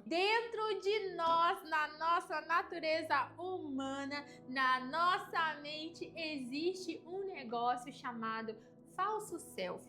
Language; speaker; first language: Portuguese; native; Portuguese